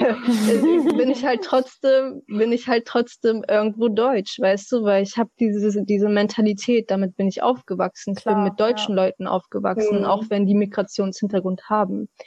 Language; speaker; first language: German; native; German